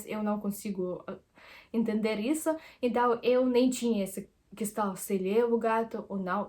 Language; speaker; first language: Portuguese; non-native, fluent; Russian